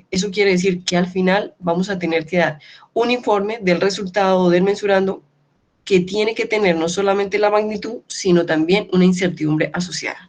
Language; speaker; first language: Spanish; native; Spanish